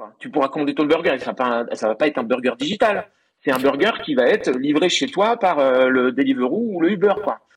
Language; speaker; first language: French; native; French